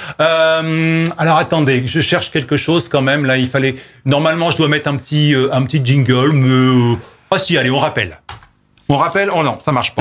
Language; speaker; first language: French; native; French